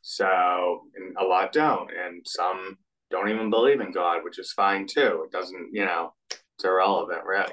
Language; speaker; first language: English; native; English